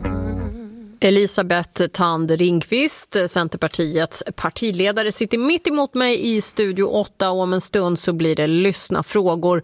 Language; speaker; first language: Swedish; native; Swedish